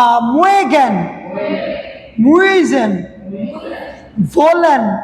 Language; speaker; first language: German; non-native, fluent; Bangla